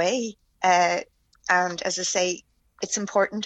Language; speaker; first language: English; native; English